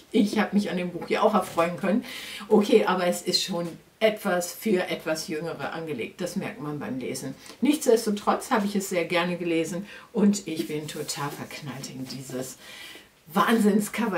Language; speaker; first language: German; native; German